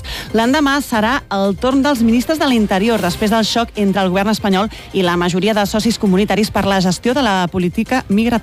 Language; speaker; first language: Catalan; native; Catalan